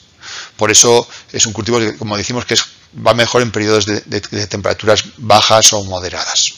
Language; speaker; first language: Spanish; native; Spanish